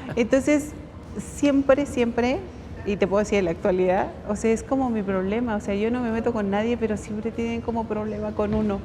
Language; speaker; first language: Spanish; native; Spanish